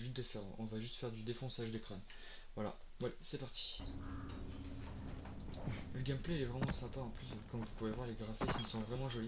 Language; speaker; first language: French; native; French